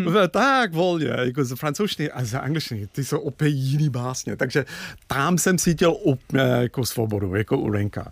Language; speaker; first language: Czech; non-native, fluent; English